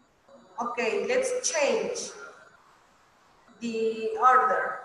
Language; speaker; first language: English; non-native, fluent; Spanish